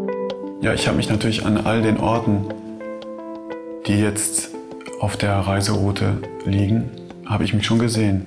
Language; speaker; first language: German; native; German